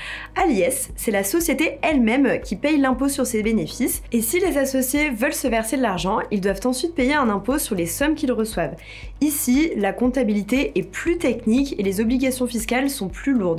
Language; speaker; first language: French; native; French